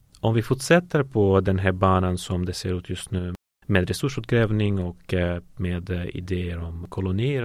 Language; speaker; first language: Swedish; non-native, fluent; Russian